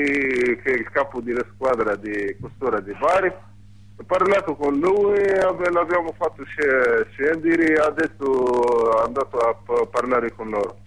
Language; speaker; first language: Italian; non-native, learner; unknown